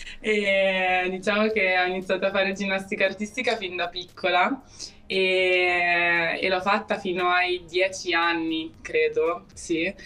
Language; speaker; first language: Italian; early bilingual, other home language; German